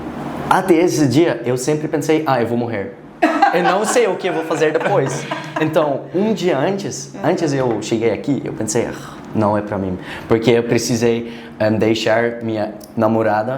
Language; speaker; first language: Portuguese; non-native, learner; Dutch